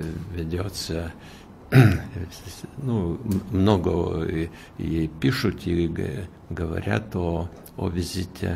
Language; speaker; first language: Russian; non-native, fluent; Lithuanian